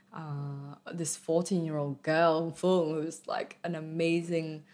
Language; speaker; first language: English; early bilingual, other home language; Vietnamese